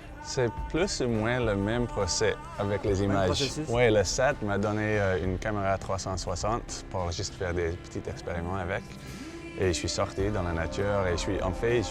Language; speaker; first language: French; non-native, fluent; English